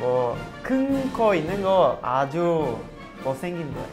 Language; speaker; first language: Korean; non-native, learner; Portuguese